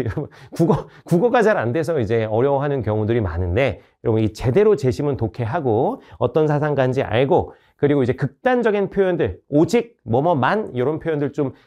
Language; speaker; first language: Korean; native; Korean